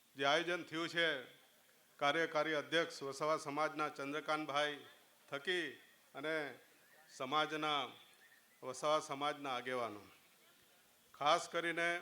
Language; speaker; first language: Gujarati; non-native, local second language; Vasavi